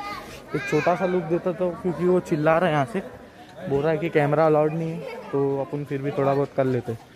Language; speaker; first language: Hindi; native; Hindi